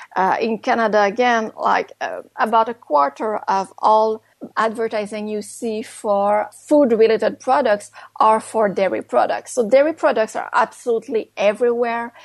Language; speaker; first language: English; non-native, fluent; French